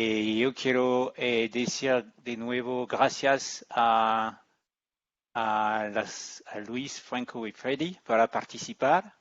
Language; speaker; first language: Spanish; non-native, learner; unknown